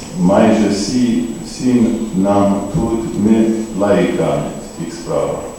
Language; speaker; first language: Ukrainian; non-native, fluent; English